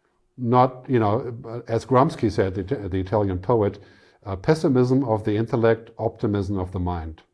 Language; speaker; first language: English; non-native, fluent; German